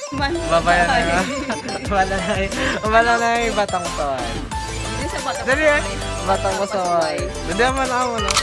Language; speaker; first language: Filipino; native; Filipino